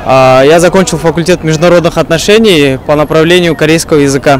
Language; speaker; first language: Russian; non-native, local second language; Kyrgyz